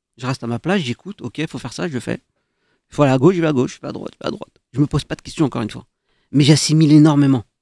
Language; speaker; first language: French; early bilingual, other home language; Arabic